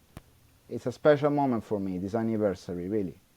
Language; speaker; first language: English; non-native, learner; Italian